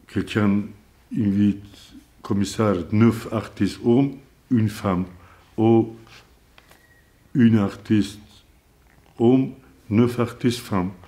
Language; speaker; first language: French; non-native, learner; Azerbaijani